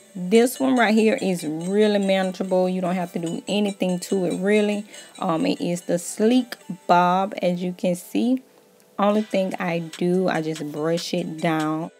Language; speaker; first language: English; native; English